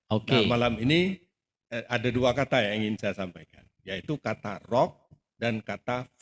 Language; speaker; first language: Indonesian; native; Indonesian